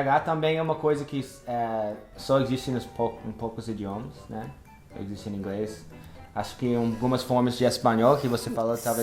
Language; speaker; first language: Portuguese; non-native, fluent; English